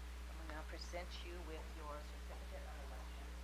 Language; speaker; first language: English; native; English